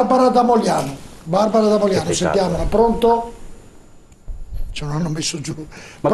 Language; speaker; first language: Italian; native; Italian